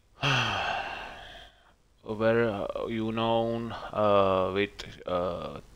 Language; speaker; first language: English; non-native, learner; Czech